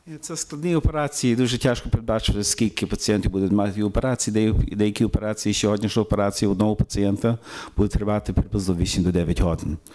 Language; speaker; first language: Ukrainian; early bilingual, heritage; Ukrainian